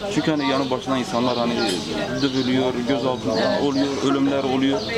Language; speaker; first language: Turkish; non-native, local second language; Kurdish